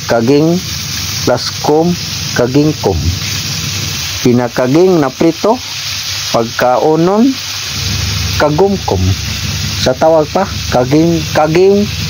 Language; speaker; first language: Filipino; non-native, local second language; Cebuano